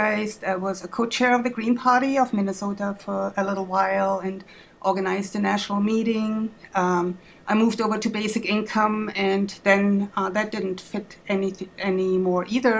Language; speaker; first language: English; non-native, fluent; German